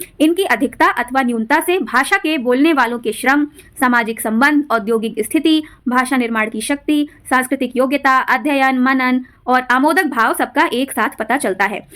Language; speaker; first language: Hindi; native; Hindi